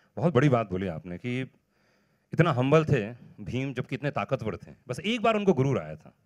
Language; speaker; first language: Hindi; native; Hindi